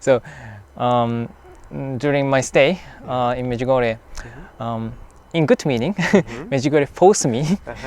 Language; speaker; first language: English; non-native, fluent; Japanese